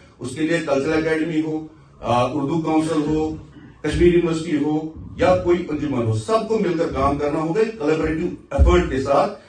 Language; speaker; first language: Urdu; non-native, local second language; Kashmiri